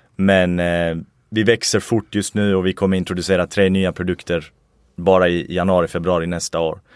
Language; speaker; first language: Swedish; native; Swedish